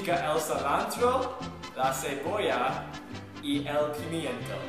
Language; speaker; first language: Spanish; non-native, learner; English